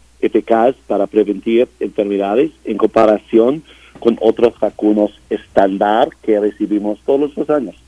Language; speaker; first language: Spanish; non-native, learner; English